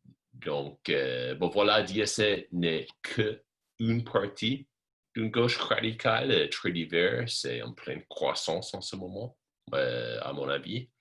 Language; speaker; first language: French; non-native, fluent; English